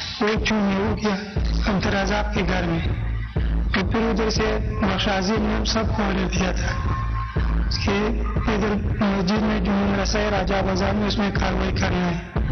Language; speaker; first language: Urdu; non-native, local second language; Pashto